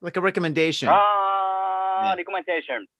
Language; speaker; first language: English; non-native, learner; Japanese